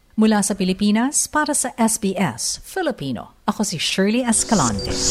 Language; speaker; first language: Filipino; native; Filipino